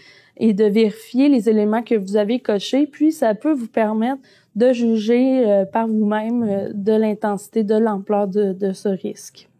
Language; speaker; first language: French; native; French